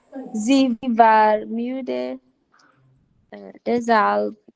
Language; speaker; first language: German; non-native, learner; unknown